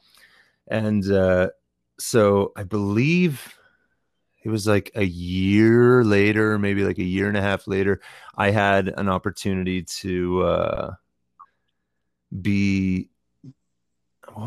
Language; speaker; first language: English; native; English